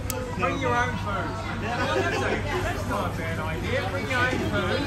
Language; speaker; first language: English; native; English